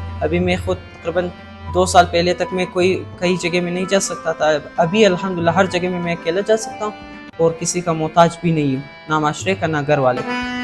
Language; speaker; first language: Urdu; non-native, local second language; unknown